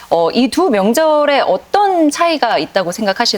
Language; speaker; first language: Korean; native; Korean